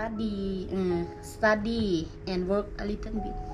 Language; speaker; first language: English; non-native, learner; Thai